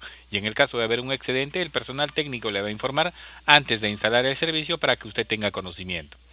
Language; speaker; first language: Spanish; native; Spanish